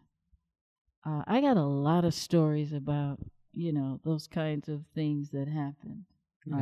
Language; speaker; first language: English; native; English